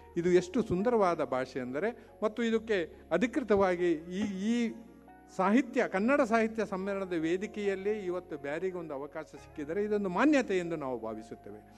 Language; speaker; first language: Kannada; non-native, local second language; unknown